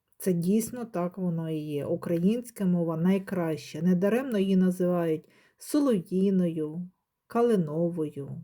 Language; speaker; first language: Ukrainian; native; Ukrainian